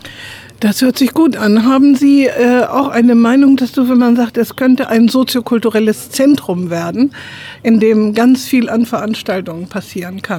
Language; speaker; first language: German; native; German